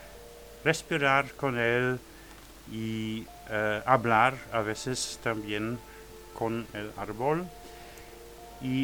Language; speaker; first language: Spanish; non-native, learner; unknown